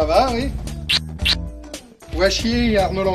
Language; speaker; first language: French; native; French